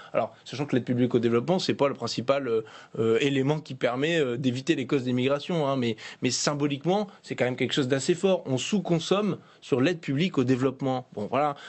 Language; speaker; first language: French; native; French